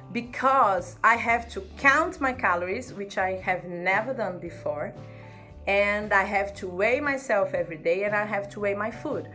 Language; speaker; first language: English; non-native, fluent; Portuguese